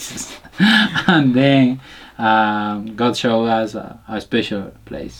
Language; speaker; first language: English; non-native, learner; Spanish